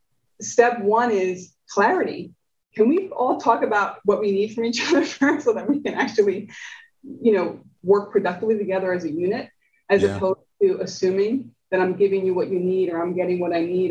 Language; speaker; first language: English; early bilingual, other home language; Spanish